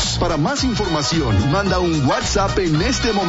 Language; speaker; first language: Spanish; native; Spanish